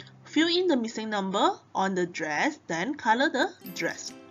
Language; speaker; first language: English; non-native, local second language; Chinese